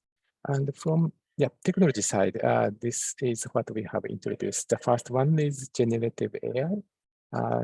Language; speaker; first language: English; non-native, fluent; Japanese